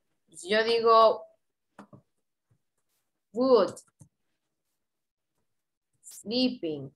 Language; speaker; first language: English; non-native, fluent; Spanish